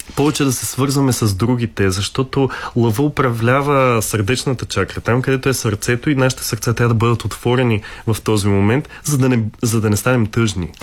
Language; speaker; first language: Bulgarian; native; Bulgarian